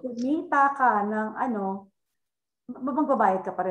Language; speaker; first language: Filipino; native; Filipino